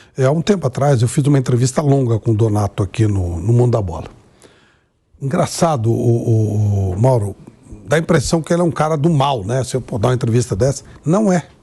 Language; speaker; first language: Portuguese; native; Portuguese